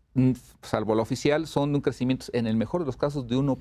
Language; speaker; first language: Spanish; native; Spanish